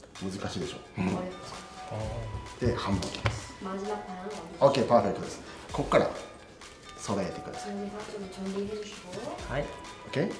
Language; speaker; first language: Japanese; non-native, learner; Korean